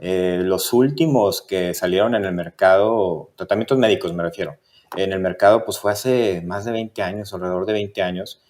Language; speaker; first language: Spanish; native; Spanish